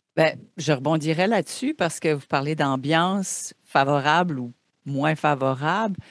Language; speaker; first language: French; native; French